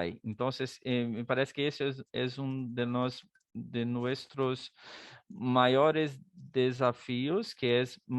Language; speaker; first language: Spanish; non-native, learner; Portuguese